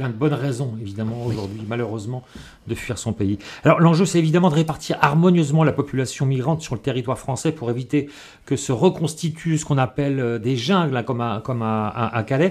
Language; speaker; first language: French; native; French